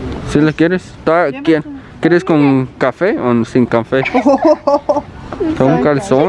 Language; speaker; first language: Spanish; early bilingual, heritage; Spanish